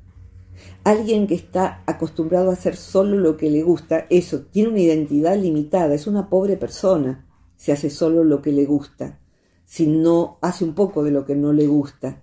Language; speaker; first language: Spanish; native; Spanish